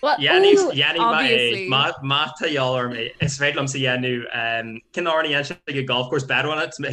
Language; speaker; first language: Irish; non-native, local second language; English